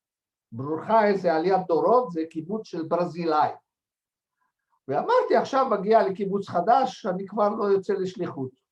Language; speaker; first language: Hebrew; non-native, fluent; French